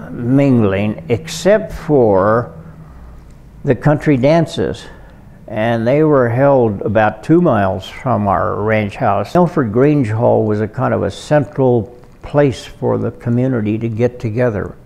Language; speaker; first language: English; native; English